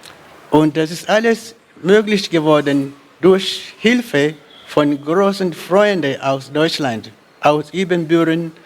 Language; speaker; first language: German; non-native, learner; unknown